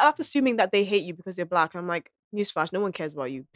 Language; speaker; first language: English; non-native, local second language; Akan